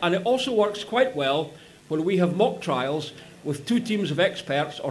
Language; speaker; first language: English; native; English